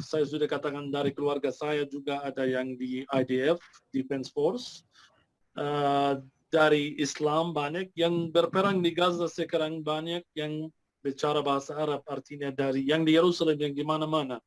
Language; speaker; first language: Indonesian; non-native, fluent; Arabic